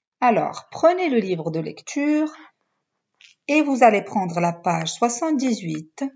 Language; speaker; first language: French; non-native, local second language; Arabic